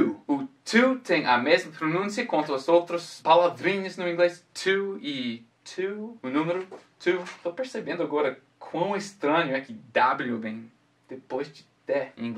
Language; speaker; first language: Portuguese; non-native, fluent; English